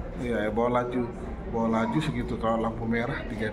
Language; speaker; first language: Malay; non-native, local second language; Sasak